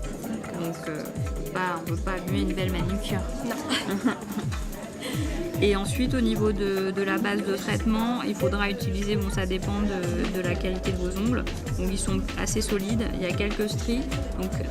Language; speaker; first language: French; native; French